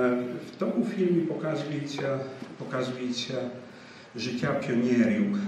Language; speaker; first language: Ukrainian; early bilingual, heritage; Ukrainian